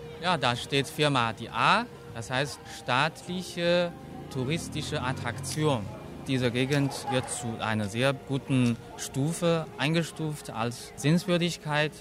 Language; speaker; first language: German; non-native, fluent; Chinese